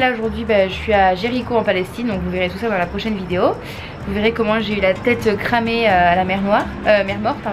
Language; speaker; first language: French; native; French